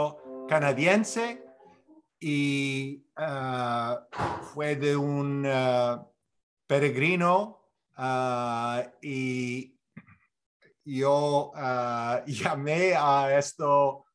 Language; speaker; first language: Spanish; non-native, fluent; English